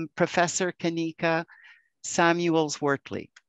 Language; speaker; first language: English; native; English